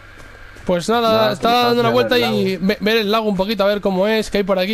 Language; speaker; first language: Spanish; native; Spanish